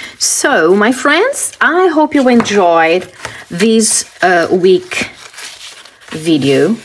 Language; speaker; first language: English; non-native, fluent; Portuguese